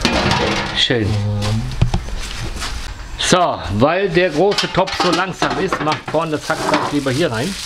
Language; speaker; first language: German; native; German